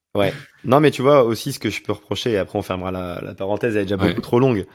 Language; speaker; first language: French; native; French